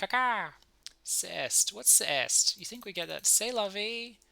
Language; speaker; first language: French; non-native, learner; English